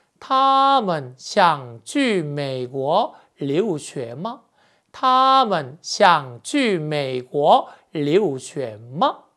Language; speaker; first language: Chinese; non-native, fluent; Korean